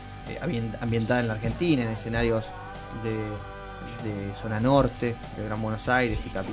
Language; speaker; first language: Spanish; native; Spanish